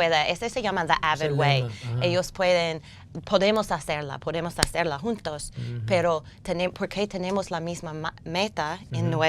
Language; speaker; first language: Spanish; non-native, learner; English